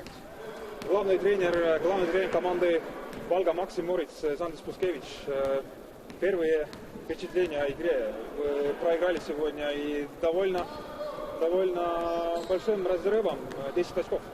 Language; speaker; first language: Russian; native; Russian